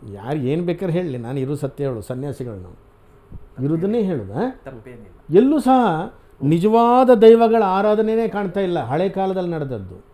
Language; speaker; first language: Kannada; non-native, local second language; Tulu